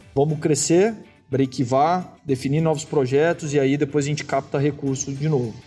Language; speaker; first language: Portuguese; native; Portuguese